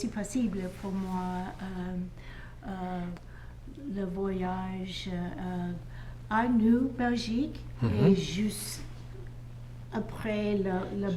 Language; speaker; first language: French; non-native, learner; English